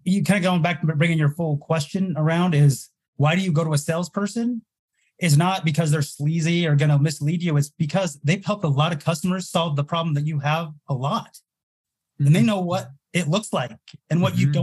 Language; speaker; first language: English; native; English